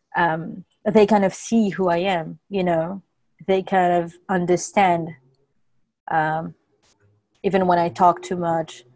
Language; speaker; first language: English; non-native, fluent; French